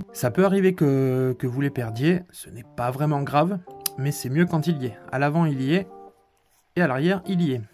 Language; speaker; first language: French; native; French